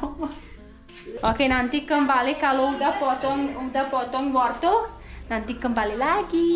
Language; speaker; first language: Indonesian; non-native, learner; Serbian